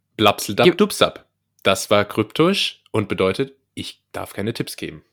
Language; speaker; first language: German; native; German